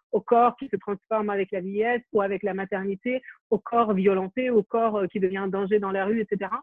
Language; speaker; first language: French; non-native, fluent; Ukrainian